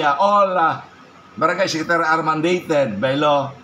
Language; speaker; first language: English; non-native, local second language; Cebuano